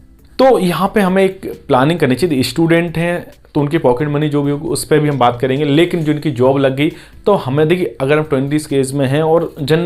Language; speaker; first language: Hindi; native; Hindi